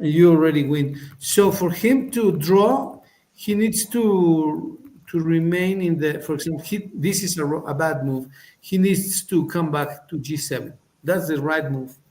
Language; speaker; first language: English; non-native, fluent; Spanish